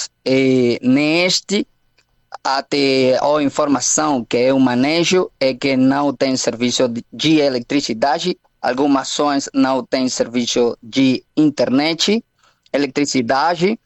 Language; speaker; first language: Portuguese; non-native, fluent; Spanish